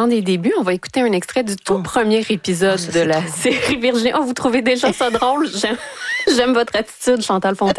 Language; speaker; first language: French; native; French